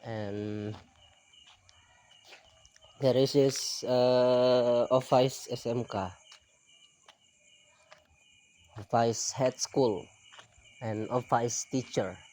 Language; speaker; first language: English; non-native, learner; Indonesian